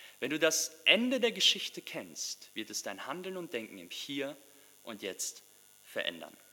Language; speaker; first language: German; early bilingual, other home language; Russian